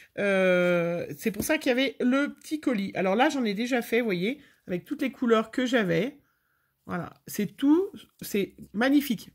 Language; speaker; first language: French; native; French